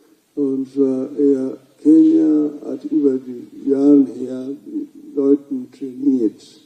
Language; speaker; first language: German; non-native, fluent; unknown